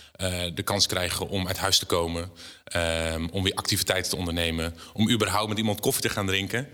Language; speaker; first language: Dutch; native; Dutch